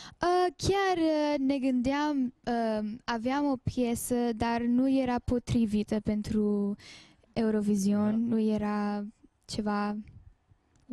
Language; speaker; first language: Romanian; early bilingual, heritage; Romanian